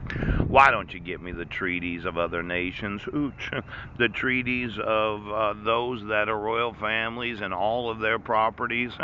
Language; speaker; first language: English; native; English